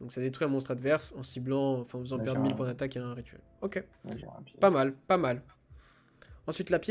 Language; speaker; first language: French; native; French